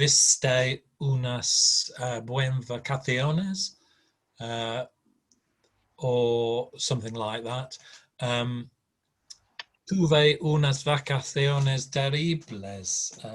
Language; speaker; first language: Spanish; non-native, learner; English